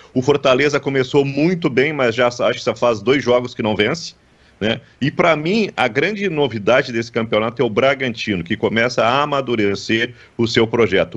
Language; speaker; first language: Portuguese; native; Portuguese